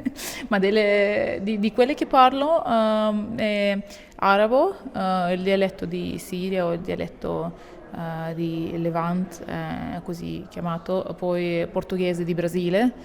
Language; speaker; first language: Italian; non-native, learner; Russian